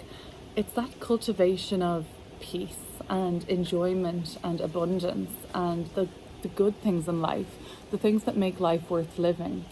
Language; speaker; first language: English; native; English